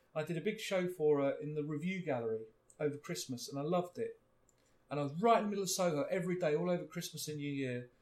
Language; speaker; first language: English; native; English